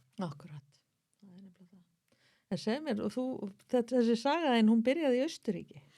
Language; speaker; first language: Icelandic; native; Icelandic